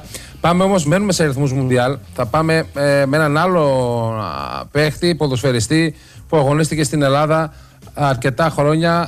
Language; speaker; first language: Greek; native; Greek